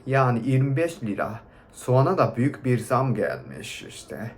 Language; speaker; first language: Turkish; non-native, fluent; Japanese